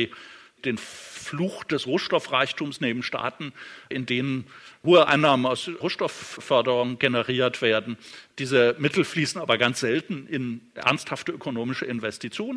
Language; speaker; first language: German; native; German